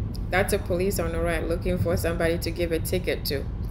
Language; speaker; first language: English; non-native, fluent; Wolof